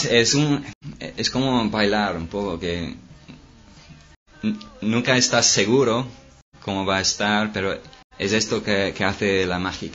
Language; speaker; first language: Spanish; non-native, fluent; English